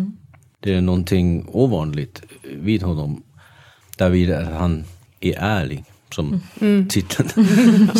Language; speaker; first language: Swedish; non-native, fluent; Danish